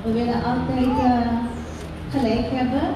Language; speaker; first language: Dutch; non-native, fluent; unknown